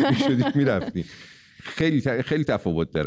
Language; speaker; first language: Persian; native; Persian